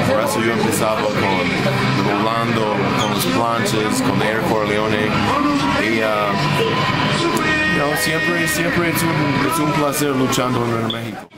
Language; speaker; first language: Spanish; non-native, fluent; English